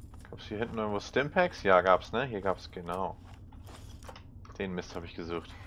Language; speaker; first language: German; native; German